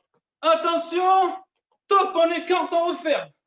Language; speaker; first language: French; native; French